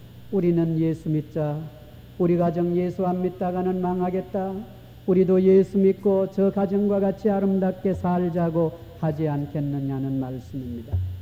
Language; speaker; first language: Korean; native; Korean